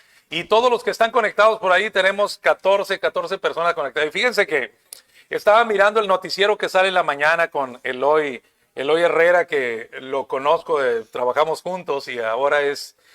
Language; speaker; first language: Spanish; native; Spanish